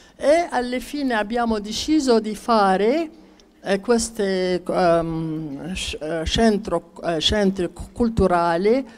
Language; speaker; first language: Italian; non-native, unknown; Arabic